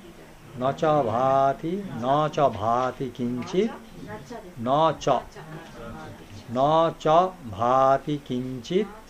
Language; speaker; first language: Japanese; non-native, fluent; Bangla